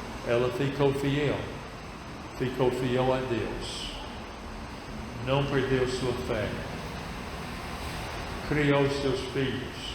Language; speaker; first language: Portuguese; non-native, fluent; English